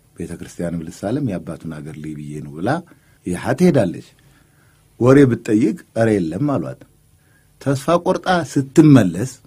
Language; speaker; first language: Amharic; non-native, local second language; Tigrinya